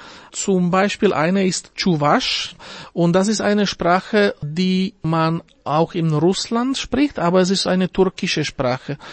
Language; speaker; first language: German; non-native, fluent; Slovak